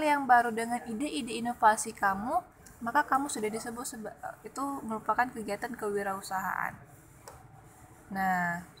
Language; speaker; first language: Indonesian; native; Indonesian